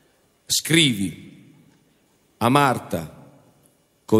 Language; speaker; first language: Italian; native; Italian